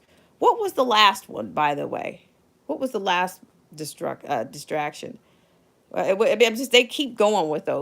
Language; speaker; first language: English; native; English